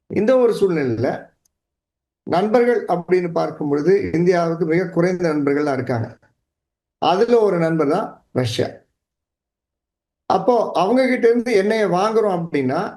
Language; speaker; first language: Tamil; native; Tamil